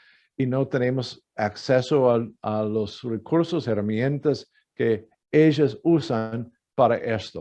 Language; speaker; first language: Spanish; non-native, fluent; English